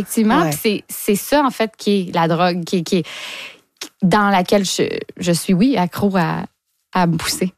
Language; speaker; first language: French; native; French